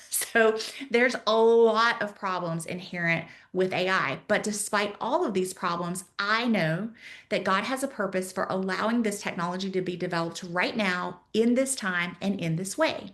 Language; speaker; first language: English; native; English